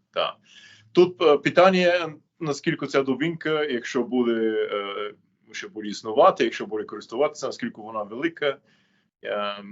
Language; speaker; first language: Ukrainian; non-native, fluent; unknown